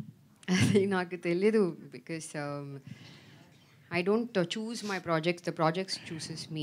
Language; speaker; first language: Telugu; non-native, fluent; Tamil